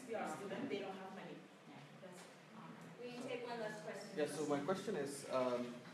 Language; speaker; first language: English; non-native, fluent; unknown